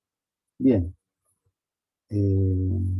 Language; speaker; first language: Spanish; native; Spanish